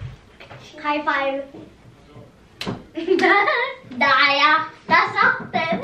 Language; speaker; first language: Swedish; native; Swedish